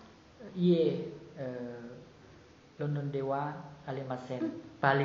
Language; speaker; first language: Japanese; non-native, learner; Vietnamese